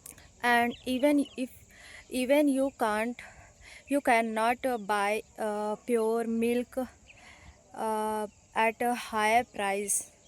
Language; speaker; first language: English; non-native, learner; Hindi